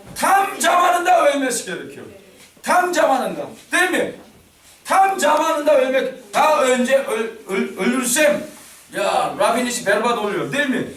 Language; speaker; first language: Turkish; non-native, learner; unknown